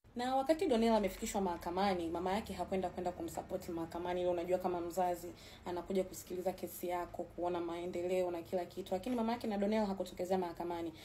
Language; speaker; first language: Swahili; native; Swahili